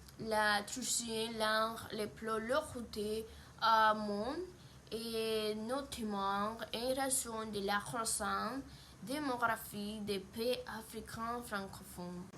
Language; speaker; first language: French; non-native, learner; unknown